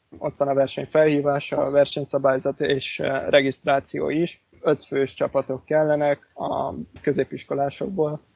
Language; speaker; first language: Hungarian; native; Hungarian